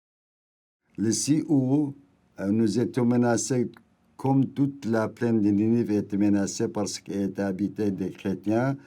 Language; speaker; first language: French; non-native, fluent; Arabic